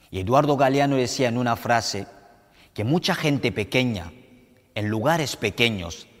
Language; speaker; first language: Spanish; non-native, fluent; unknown